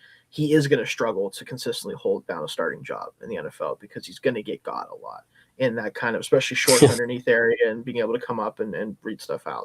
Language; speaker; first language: English; native; English